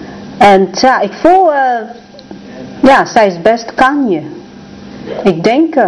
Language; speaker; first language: Dutch; non-native, learner; Chinese